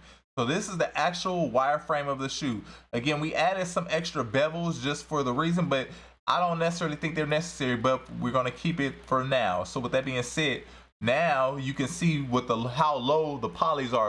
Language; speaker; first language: English; native; English